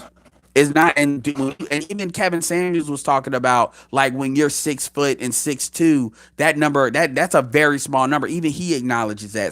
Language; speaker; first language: English; native; English